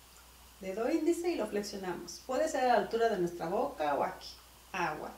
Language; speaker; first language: Spanish; native; Spanish